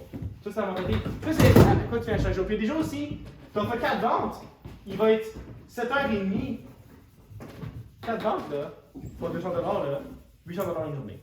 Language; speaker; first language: French; native; French